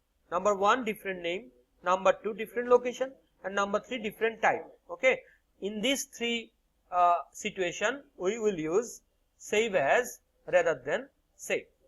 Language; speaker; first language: English; non-native, local second language; Bangla